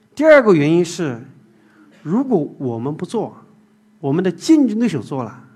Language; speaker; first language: Chinese; native; Chinese